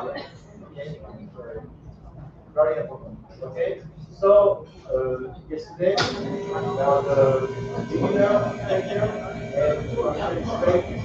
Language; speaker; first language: English; non-native, learner; French